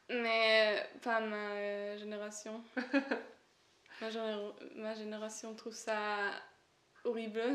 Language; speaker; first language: French; non-native, learner; German